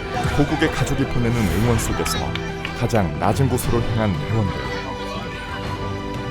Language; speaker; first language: Korean; native; Korean